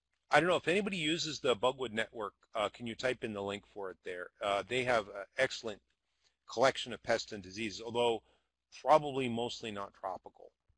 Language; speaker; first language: English; native; English